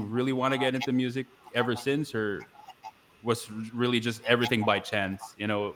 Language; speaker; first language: English; non-native, local second language; Pampanga